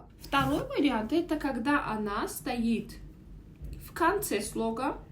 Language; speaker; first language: Russian; non-native, fluent; Azerbaijani